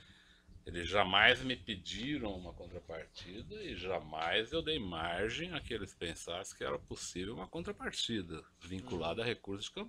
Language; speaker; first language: Portuguese; native; Portuguese